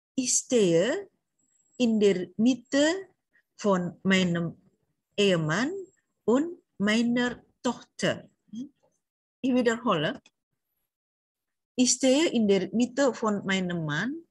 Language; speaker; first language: German; non-native, learner; Indonesian